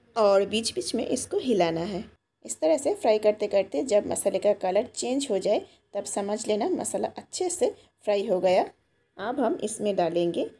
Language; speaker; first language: Hindi; non-native, local second language; Bangla